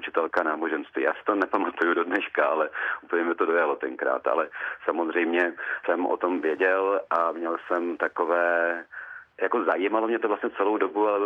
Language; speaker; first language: Czech; native; Czech